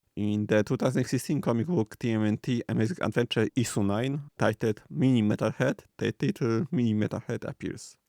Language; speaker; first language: English; non-native, fluent; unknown